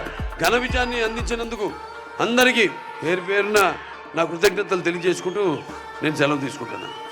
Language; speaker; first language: Telugu; native; Telugu